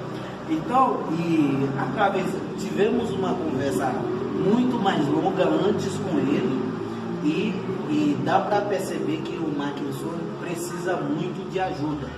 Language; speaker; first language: Portuguese; non-native, fluent; Haitian Creole